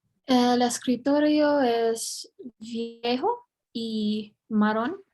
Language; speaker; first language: Spanish; non-native, learner; English